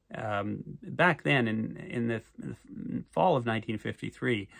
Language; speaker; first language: English; native; English